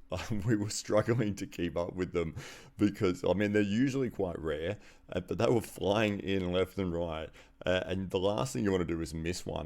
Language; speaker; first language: English; native; English